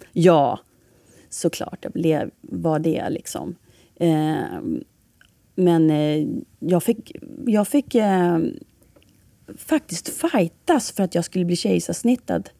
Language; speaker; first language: Swedish; native; Swedish